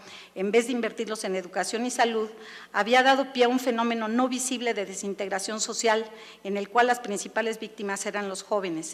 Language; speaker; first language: Spanish; native; Spanish